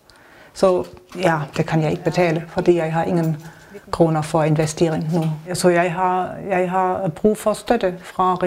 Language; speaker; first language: Danish; non-native, learner; German